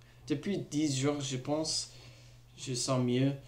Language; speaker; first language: French; non-native, learner; English